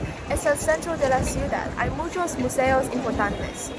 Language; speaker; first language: Spanish; non-native, learner; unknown